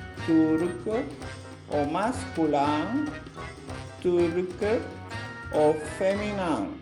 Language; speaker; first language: French; non-native, fluent; Portuguese